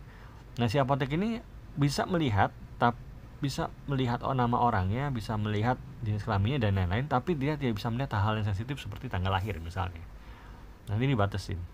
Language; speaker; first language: Indonesian; native; Indonesian